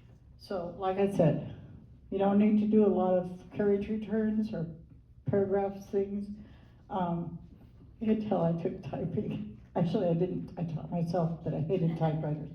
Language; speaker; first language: English; native; English